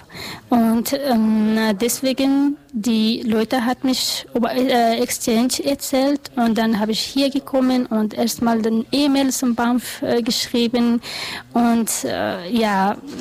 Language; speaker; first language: German; non-native, learner; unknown